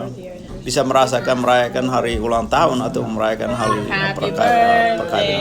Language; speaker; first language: Indonesian; non-native, local second language; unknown